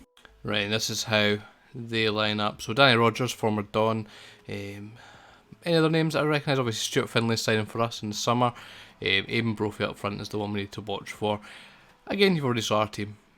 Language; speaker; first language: English; native; English